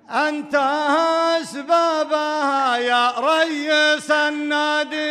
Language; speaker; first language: Arabic; native; Arabic